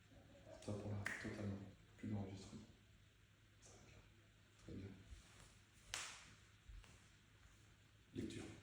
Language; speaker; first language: French; native; French